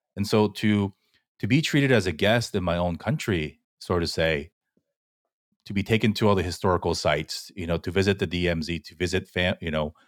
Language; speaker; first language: English; early bilingual, other home language; Korean